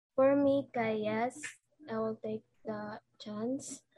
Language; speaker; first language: English; non-native, local second language; Cebuano